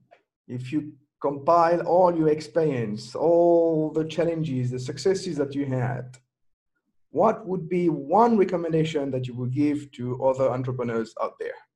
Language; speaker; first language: English; non-native, fluent; French